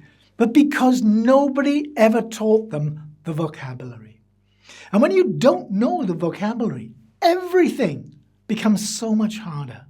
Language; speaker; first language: English; native; English